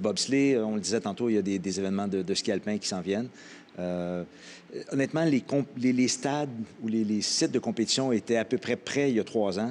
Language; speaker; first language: French; native; French